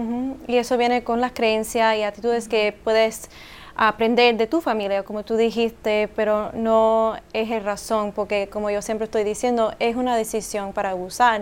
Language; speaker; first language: Spanish; early bilingual, heritage; English